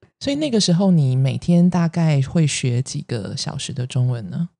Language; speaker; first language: Chinese; native; Chinese